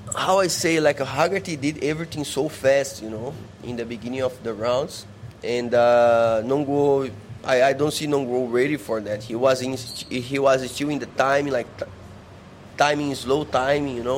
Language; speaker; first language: English; non-native, learner; Portuguese